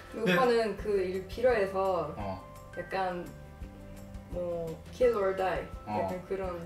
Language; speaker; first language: Korean; non-native, fluent; Swedish